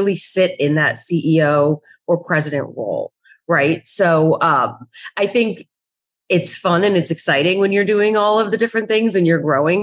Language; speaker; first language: English; native; English